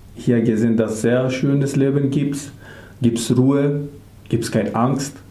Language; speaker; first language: German; non-native, learner; Macedonian